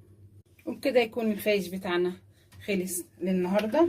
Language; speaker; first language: Arabic; native; Arabic